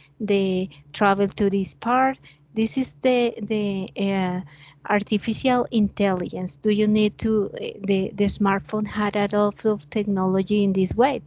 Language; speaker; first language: English; non-native, learner; Spanish